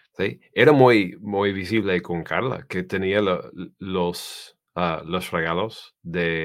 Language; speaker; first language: Spanish; non-native, learner; English